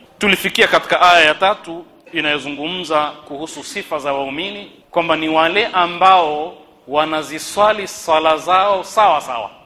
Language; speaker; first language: Swahili; native; Swahili